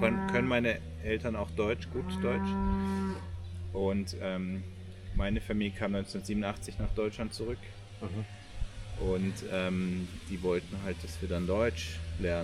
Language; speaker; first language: German; early bilingual, other home language; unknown